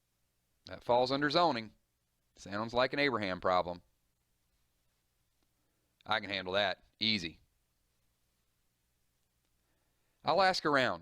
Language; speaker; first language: English; native; English